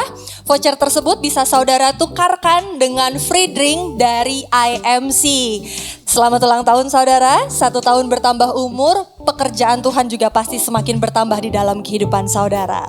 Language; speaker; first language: Indonesian; native; Indonesian